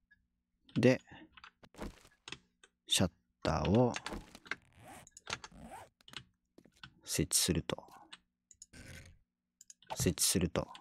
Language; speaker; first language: Japanese; native; Japanese